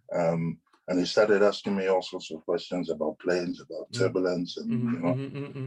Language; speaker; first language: English; non-native, local second language; Yoruba